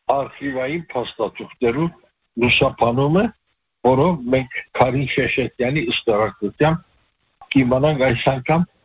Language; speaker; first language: Armenian; native; Armenian